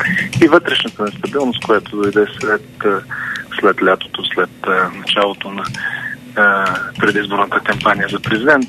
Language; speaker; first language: Bulgarian; native; Bulgarian